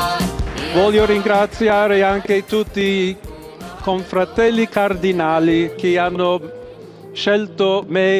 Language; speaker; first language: Italian; non-native, fluent; English